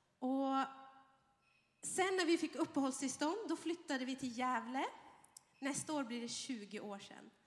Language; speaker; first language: Swedish; early bilingual, other home language; Arabic